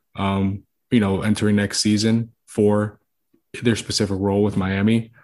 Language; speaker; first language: English; native; English